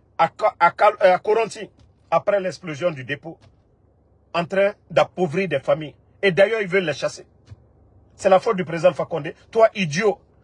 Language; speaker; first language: French; non-native, local second language; Mandingo